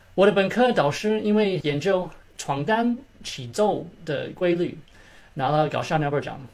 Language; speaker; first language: Chinese; early bilingual, heritage; Chinese